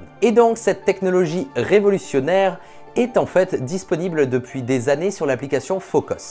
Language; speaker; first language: French; native; French